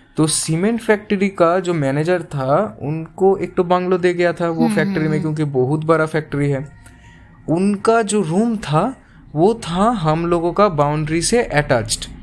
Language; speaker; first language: Hindi; non-native, local second language; Bangla